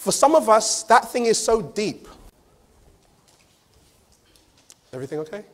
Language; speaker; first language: English; native; English